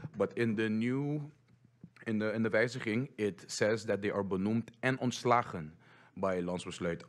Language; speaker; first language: English; native; English